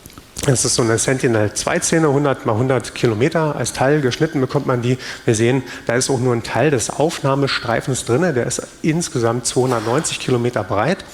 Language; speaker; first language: German; native; German